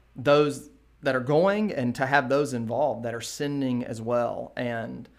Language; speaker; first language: English; native; English